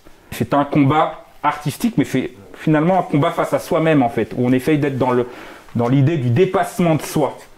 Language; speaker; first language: French; native; French